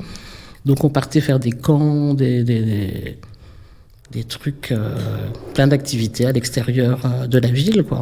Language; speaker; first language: French; native; French